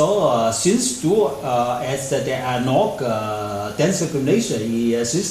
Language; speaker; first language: Danish; non-native, learner; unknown